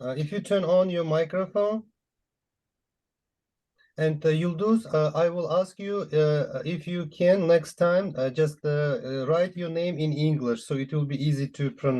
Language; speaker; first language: English; non-native, fluent; Uzbek